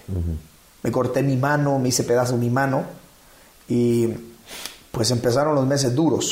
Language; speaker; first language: Spanish; native; Spanish